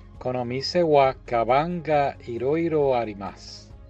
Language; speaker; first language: Japanese; non-native, learner; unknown